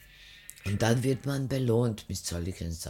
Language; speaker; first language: German; non-native, fluent; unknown